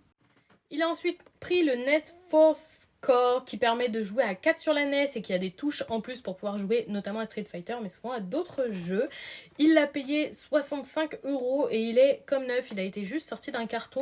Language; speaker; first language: French; native; French